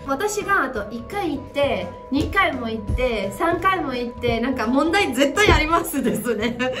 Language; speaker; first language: Japanese; non-native, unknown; Italian